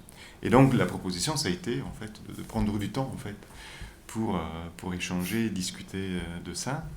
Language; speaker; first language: French; native; French